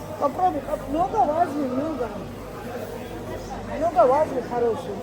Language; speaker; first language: Russian; non-native, local second language; Georgian